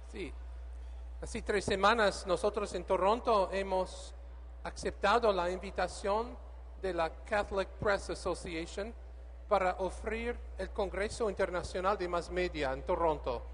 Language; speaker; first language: Spanish; non-native, learner; English